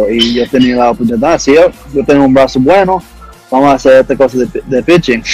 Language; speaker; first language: Spanish; early bilingual, heritage; English